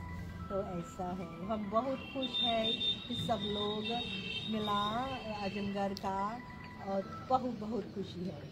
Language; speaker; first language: Hindi; early bilingual, heritage; Hindi